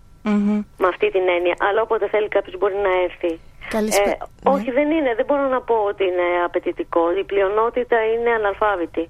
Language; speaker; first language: Greek; native; Greek